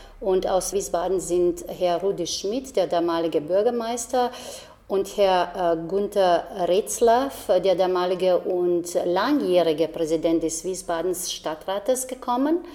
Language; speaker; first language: German; non-native, fluent; Slovenian